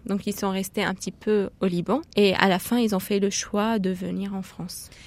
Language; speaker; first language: French; non-native, fluent; Arabic